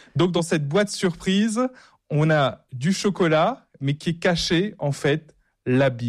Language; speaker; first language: French; native; French